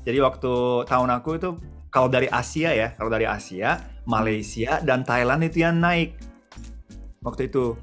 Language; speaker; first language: Indonesian; non-native, fluent; Japanese